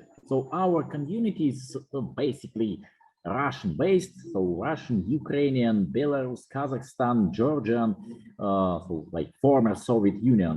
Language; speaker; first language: English; non-native, fluent; Russian